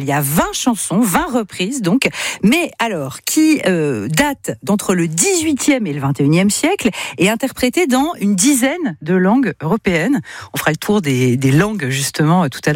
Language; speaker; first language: French; native; French